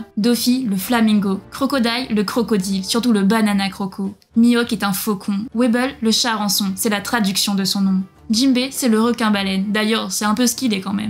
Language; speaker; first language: French; native; French